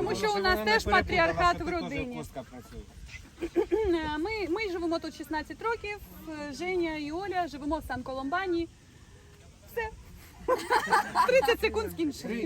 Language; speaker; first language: Ukrainian; native; Ukrainian